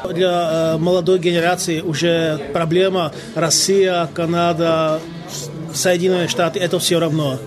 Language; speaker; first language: Russian; non-native, local second language; Czech